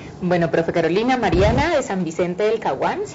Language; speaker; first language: Spanish; native; Spanish